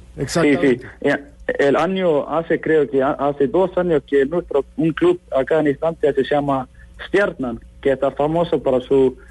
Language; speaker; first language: Spanish; non-native, fluent; Icelandic